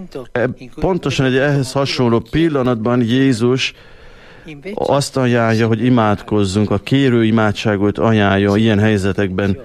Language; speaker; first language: Hungarian; native; Hungarian